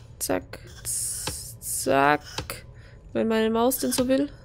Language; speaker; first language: German; native; German